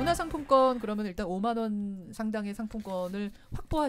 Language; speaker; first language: Korean; native; Korean